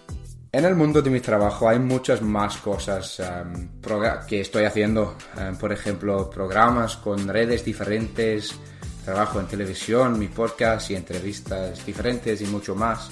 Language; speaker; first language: Spanish; non-native, learner; English